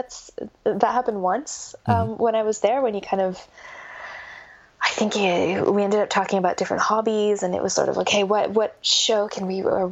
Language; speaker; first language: English; native; English